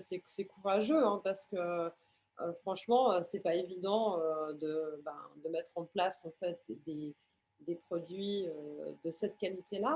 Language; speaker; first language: French; native; French